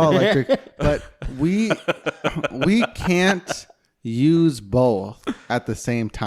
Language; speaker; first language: English; native; English